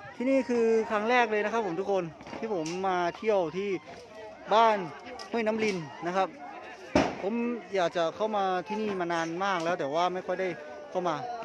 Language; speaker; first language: Thai; non-native, local second language; Lahu